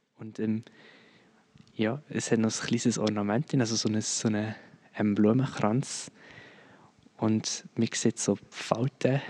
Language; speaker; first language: German; native; German